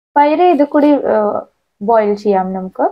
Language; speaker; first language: Malayalam; non-native, learner; Hindi